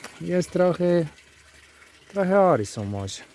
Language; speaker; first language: Polish; non-native, learner; Italian